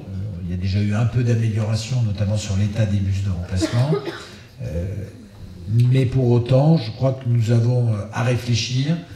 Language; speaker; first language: French; native; French